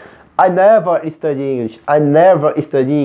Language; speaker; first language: English; non-native, fluent; Portuguese